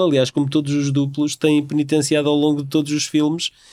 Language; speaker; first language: Portuguese; native; Portuguese